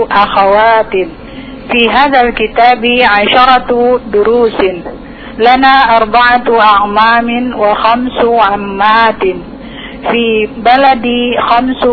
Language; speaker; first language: Arabic; non-native, learner; Indonesian